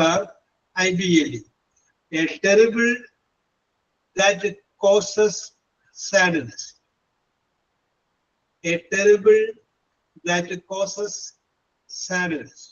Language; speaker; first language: English; non-native, fluent; Malayalam